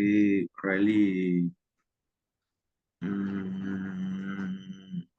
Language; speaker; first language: English; non-native, learner; Spanish